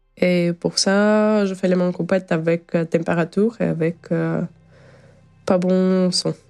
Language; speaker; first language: French; non-native, learner; Ukrainian